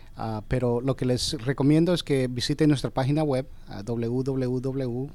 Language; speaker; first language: Spanish; early bilingual, heritage; Spanish